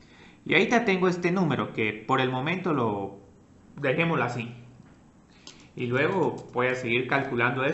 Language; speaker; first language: Spanish; native; Spanish